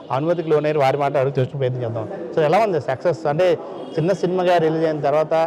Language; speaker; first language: Telugu; native; Telugu